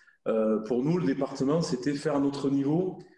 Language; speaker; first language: French; native; French